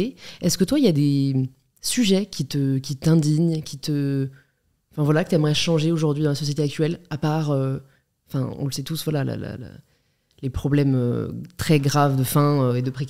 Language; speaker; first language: French; native; French